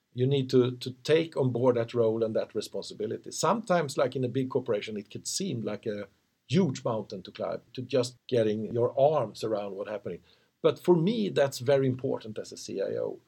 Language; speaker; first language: English; non-native, fluent; Swedish